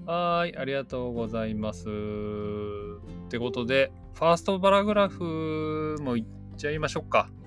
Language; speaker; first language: Japanese; native; Japanese